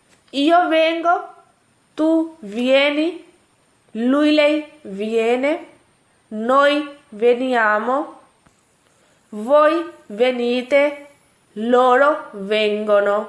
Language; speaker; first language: Italian; non-native, fluent; Urdu